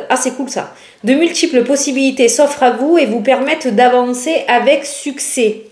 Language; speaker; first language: French; native; French